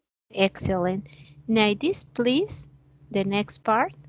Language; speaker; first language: English; non-native, learner; Spanish